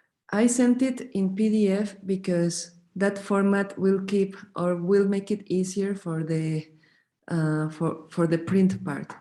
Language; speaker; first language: English; non-native, fluent; Spanish